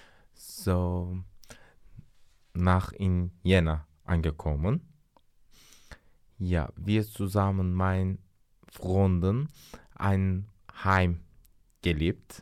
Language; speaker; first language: German; non-native, learner; Turkish